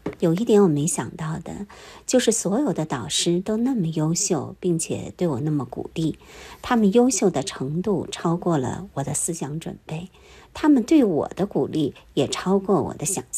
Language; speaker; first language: Chinese; native; Chinese